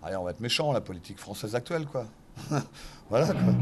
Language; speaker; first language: French; native; French